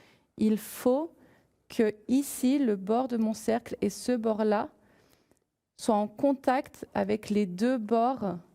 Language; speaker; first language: French; native; French